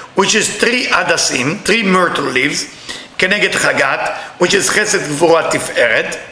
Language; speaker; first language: English; non-native, learner; Hebrew